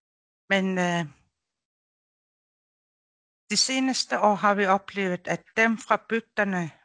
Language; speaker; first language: Danish; non-native, local second language; Kalaallisut